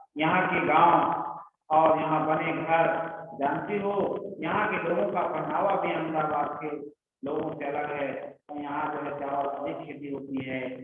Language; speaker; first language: Hindi; native; Hindi